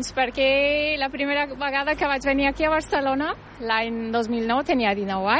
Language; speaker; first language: Catalan; non-native, fluent; Turkish